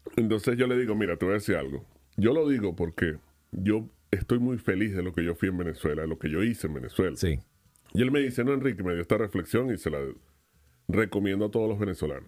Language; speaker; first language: Spanish; native; Spanish